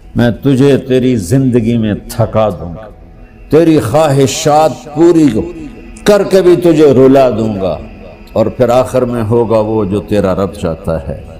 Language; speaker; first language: Urdu; non-native, local second language; Punjabi